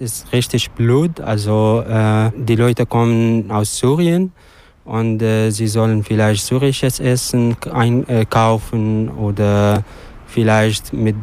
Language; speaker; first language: German; non-native, learner; Arabic